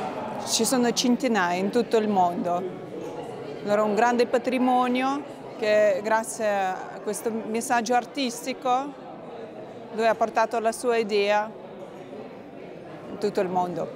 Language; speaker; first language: Italian; non-native, fluent; Albanian